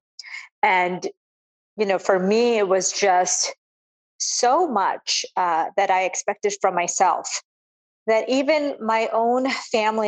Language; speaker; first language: English; native; English